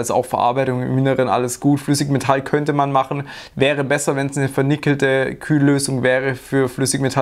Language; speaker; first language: German; native; German